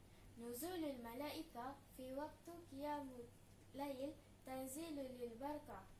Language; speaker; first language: Arabic; non-native, learner; Indonesian